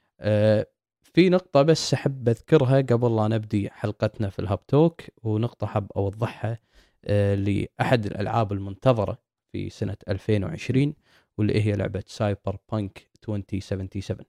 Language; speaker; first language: Arabic; native; Arabic